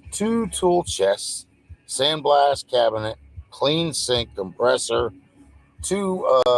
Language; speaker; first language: English; native; English